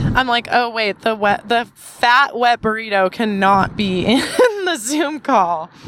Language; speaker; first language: English; native; English